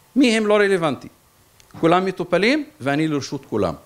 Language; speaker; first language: Hebrew; native; Hebrew